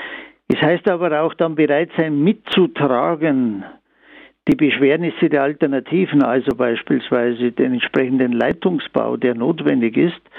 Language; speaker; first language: German; native; German